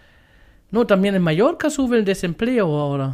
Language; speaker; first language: Spanish; non-native, fluent; German